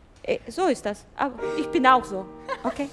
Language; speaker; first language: German; non-native, fluent; Bulgarian